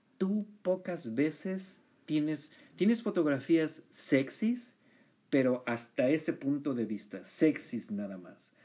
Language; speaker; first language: Spanish; native; Spanish